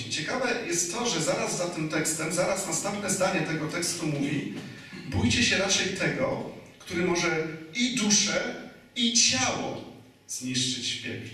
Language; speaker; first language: Polish; native; Polish